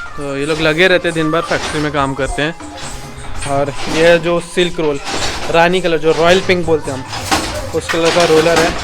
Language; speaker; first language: Hindi; non-native, local second language; Bangla